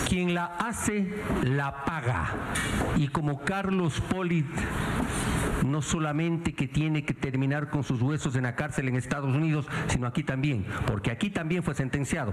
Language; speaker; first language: Spanish; native; Spanish